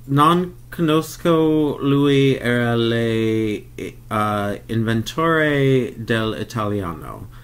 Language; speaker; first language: Italian; non-native, learner; English